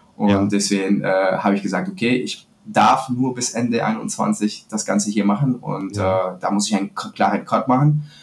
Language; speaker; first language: German; non-native, fluent; Spanish